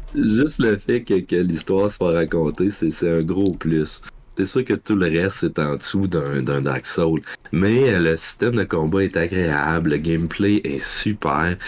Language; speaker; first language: French; native; French